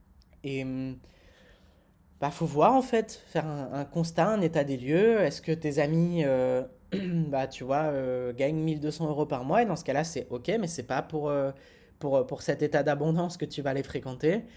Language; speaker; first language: French; native; French